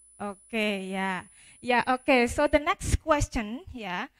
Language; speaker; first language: English; non-native, fluent; Indonesian